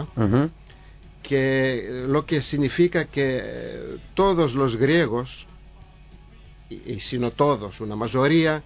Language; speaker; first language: Spanish; non-native, learner; Greek